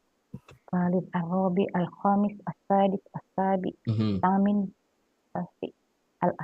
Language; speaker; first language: Arabic; non-native, learner; Indonesian